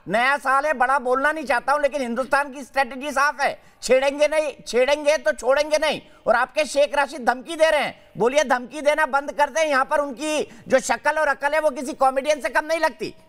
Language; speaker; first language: Hindi; native; Hindi